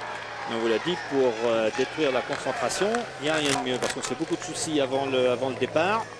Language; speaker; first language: French; native; French